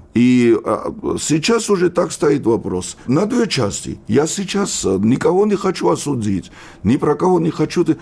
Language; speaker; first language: Russian; non-native, local second language; Georgian